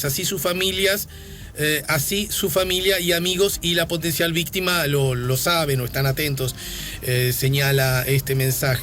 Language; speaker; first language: Spanish; native; Spanish